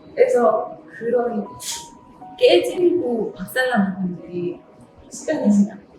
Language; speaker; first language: Korean; native; Korean